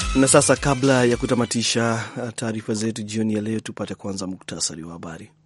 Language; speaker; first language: Swahili; non-native, local second language; Kikuyu